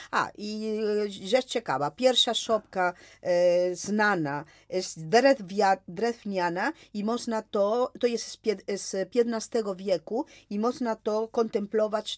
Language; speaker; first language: Polish; non-native, fluent; Spanish